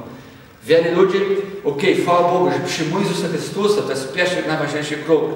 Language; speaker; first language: Polish; non-native, learner; Portuguese